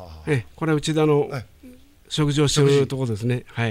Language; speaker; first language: Japanese; native; Japanese